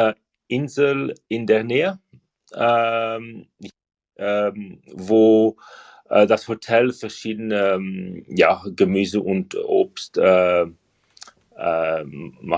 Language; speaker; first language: German; non-native, learner; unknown